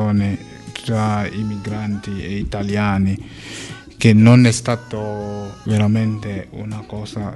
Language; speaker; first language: Italian; non-native, fluent; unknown